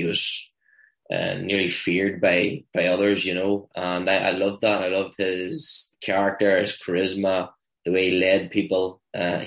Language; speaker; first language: English; native; English